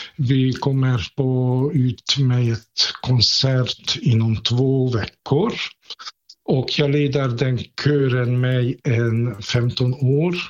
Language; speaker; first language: Swedish; non-native, fluent; Hungarian